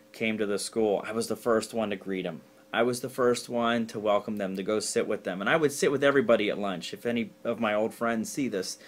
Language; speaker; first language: English; native; English